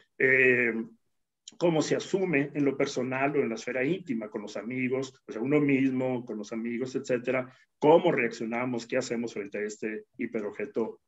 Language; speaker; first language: Spanish; native; Spanish